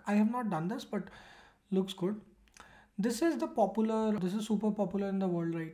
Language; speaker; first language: English; non-native, local second language; Hindi